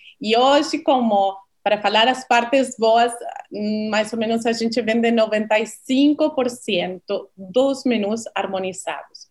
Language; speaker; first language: Portuguese; non-native, fluent; Spanish